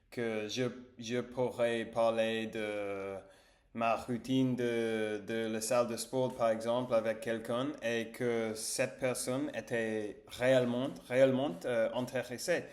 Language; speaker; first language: French; non-native, learner; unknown